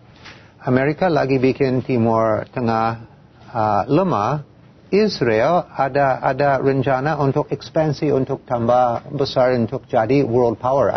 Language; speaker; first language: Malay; non-native, fluent; English